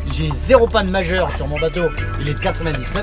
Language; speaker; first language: French; native; French